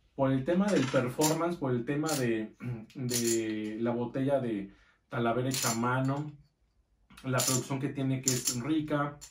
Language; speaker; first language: Spanish; native; Spanish